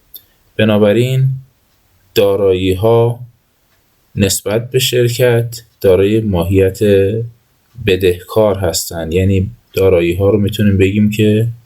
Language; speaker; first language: Persian; native; Persian